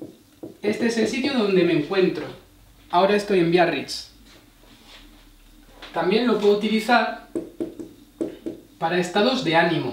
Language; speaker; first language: Spanish; non-native, fluent; French